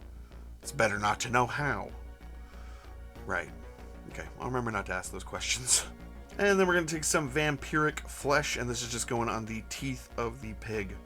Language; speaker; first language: English; native; English